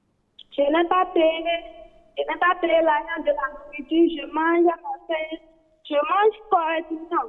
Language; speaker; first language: French; non-native, learner; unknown